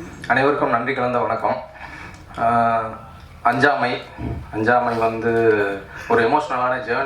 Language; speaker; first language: Tamil; native; Tamil